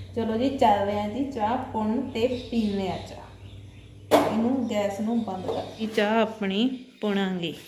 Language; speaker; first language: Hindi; non-native, local second language; Punjabi